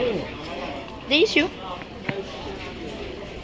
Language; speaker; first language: French; native; French